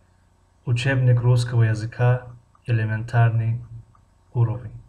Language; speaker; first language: Russian; non-native, fluent; Tajik